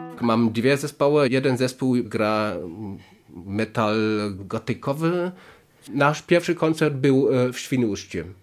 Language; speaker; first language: Polish; non-native, learner; German